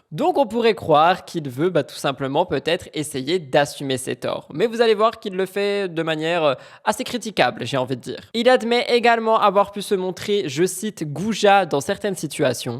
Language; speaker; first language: French; native; French